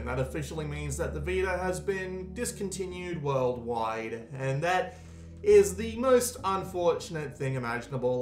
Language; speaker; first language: English; native; English